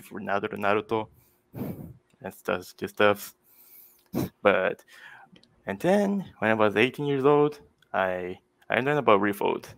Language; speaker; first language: English; non-native, fluent; Portuguese